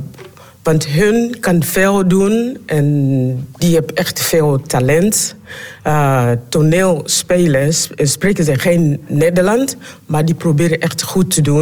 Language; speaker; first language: Dutch; non-native, learner; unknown